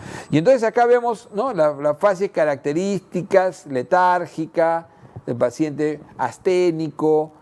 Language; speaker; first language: Spanish; native; Spanish